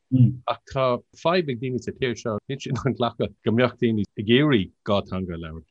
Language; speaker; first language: Irish; non-native, local second language; English